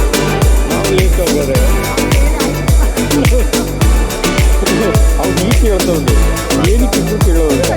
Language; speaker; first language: Kannada; native; Kannada